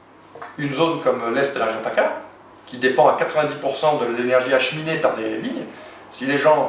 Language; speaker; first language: French; native; French